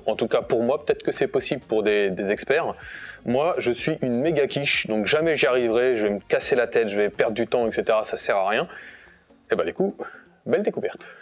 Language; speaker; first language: French; native; French